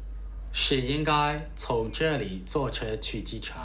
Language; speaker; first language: Chinese; non-native, fluent; Burmese